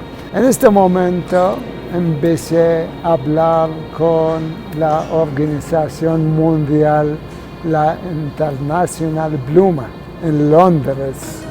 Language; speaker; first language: Spanish; non-native, fluent; Arabic